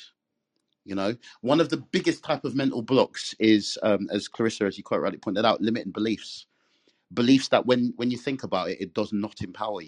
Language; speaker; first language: English; native; English